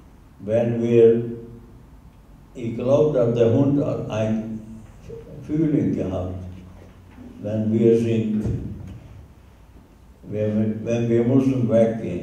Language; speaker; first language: German; non-native, learner; Hungarian